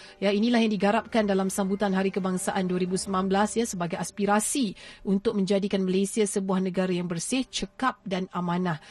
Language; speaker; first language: Malay; native; Malay